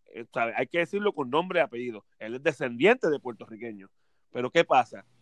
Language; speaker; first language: Spanish; native; Spanish